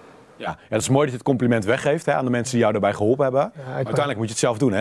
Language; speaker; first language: Dutch; native; Dutch